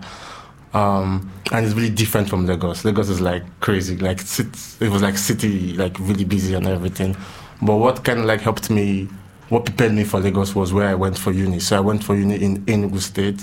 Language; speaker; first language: English; non-native, local second language; Igbo